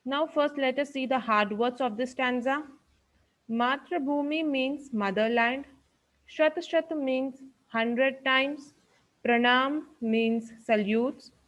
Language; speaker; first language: English; non-native, local second language; Hindi